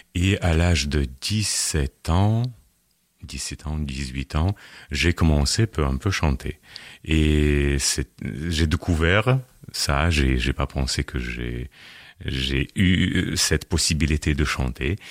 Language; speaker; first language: French; non-native, fluent; Russian